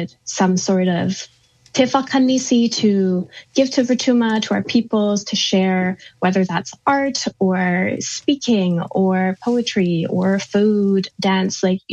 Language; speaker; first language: English; native; English